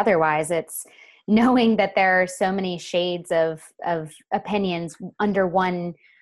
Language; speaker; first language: English; native; English